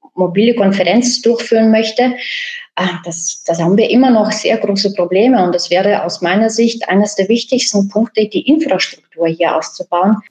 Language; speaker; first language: German; early bilingual, other home language; Russian